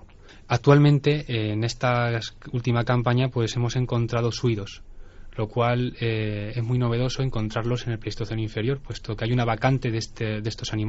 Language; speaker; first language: Spanish; native; Spanish